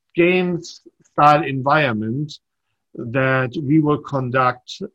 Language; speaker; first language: English; non-native, fluent; German